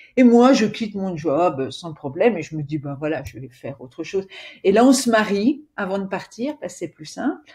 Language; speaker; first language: French; native; French